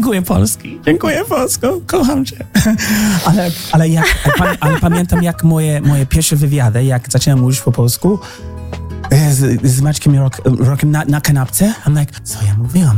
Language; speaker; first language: Polish; non-native, learner; English